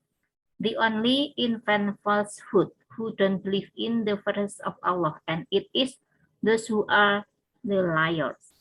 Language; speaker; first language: English; non-native, learner; Indonesian